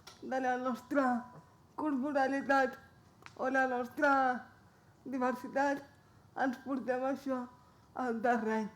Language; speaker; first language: Catalan; non-native, local second language; Spanish